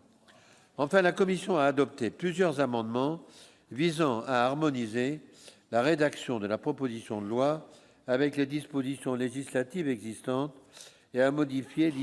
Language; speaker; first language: French; native; French